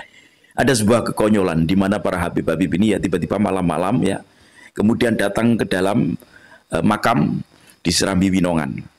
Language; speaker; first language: Indonesian; non-native, local second language; Javanese